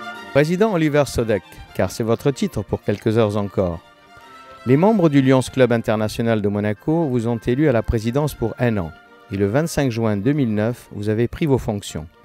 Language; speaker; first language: French; native; French